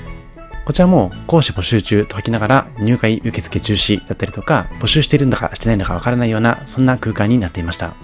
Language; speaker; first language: Japanese; native; Japanese